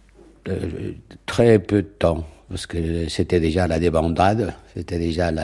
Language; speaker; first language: French; non-native, fluent; Catalan